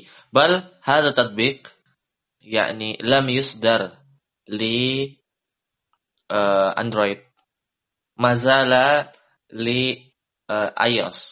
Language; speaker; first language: Arabic; non-native, learner; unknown